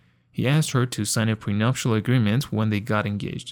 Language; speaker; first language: English; non-native, fluent; Persian